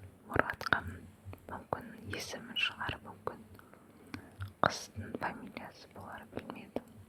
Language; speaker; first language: Kazakh; non-native, local second language; Russian